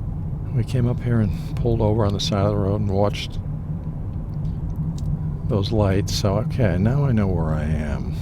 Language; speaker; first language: English; native; English